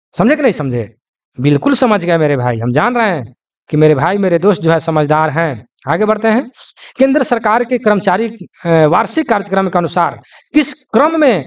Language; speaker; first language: Hindi; native; Hindi